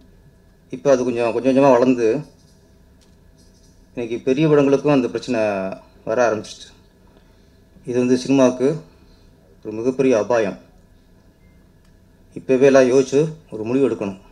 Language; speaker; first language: Tamil; native; Tamil